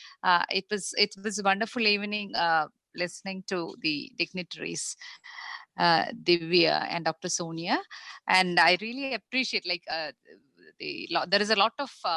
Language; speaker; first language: English; non-native, local second language; Malayalam